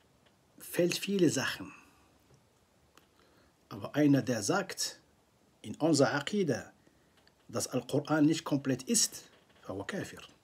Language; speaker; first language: German; non-native, fluent; Arabic